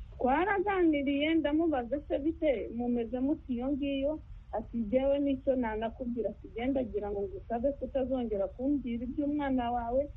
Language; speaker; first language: Kinyarwanda; native; Kinyarwanda